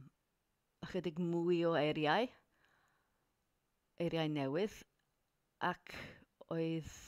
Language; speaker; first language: Welsh; non-native, learner; English